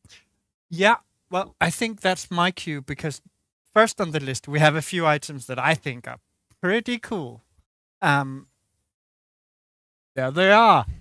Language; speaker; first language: English; non-native, fluent; Danish